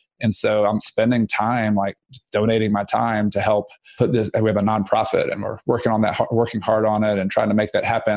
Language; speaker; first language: English; native; English